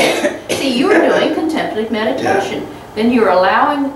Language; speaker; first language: English; native; English